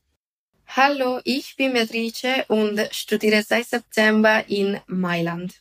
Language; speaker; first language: German; early bilingual, heritage; German